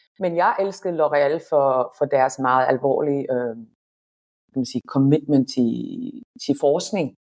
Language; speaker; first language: Danish; non-native, fluent; Finnish